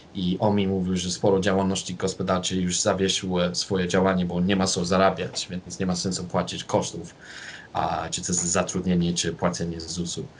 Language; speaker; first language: Polish; non-native, fluent; English